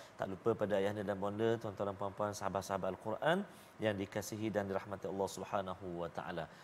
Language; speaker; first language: Malay; native; Malay